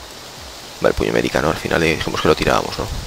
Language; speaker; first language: Spanish; native; Spanish